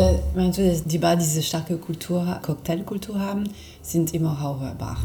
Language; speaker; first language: German; non-native, fluent; French